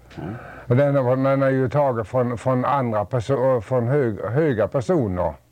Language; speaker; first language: Swedish; native; Swedish